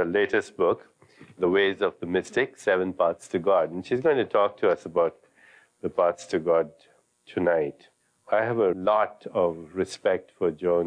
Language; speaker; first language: English; non-native, local second language; Hindi